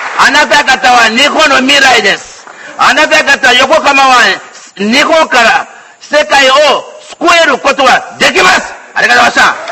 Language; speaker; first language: Japanese; non-native, fluent; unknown